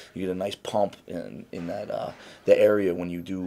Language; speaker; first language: English; native; English